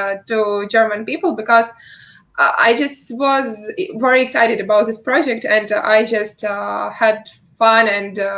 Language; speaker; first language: English; non-native, fluent; Ukrainian